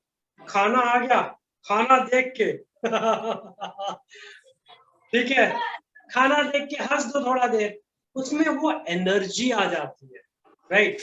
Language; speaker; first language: Hindi; native; Hindi